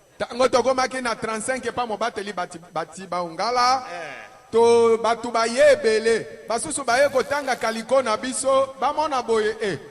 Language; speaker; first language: Lingala; native; Lingala